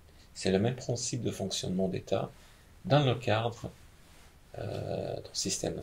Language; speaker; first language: French; non-native, fluent; Ukrainian